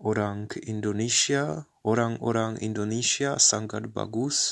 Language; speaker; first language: Indonesian; non-native, learner; Czech